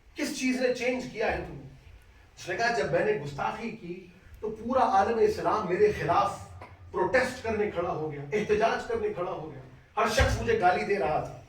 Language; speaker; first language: Urdu; native; Urdu